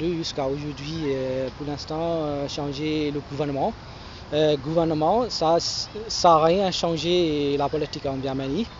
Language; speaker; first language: French; non-native, learner; Burmese